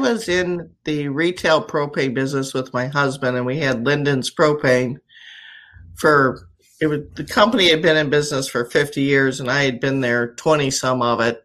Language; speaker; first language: English; native; English